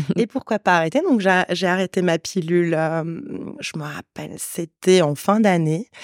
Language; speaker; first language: French; non-native, local second language; Arabic